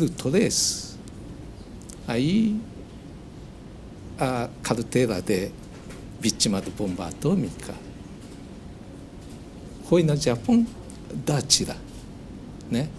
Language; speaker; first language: Portuguese; non-native, learner; Japanese